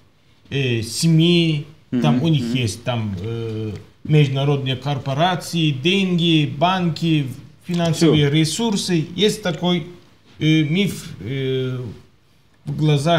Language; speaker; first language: Russian; non-native, fluent; Turkish